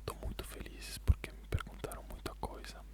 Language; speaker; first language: Portuguese; non-native, fluent; Italian